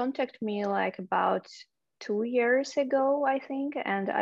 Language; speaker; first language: English; non-native, fluent; Russian